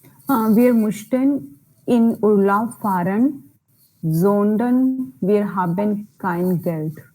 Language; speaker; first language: German; non-native, learner; Hindi